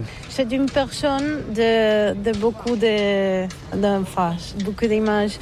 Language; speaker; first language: French; non-native, learner; Catalan